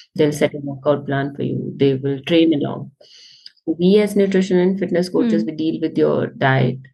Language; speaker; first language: English; non-native, local second language; Hindi